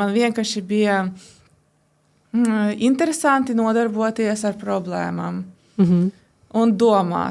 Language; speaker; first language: Latvian; non-native, local second language; Russian